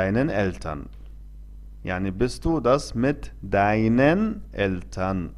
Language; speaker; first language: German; non-native, fluent; Arabic